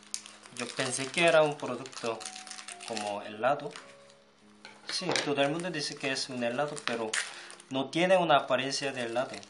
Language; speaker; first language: Spanish; non-native, fluent; Korean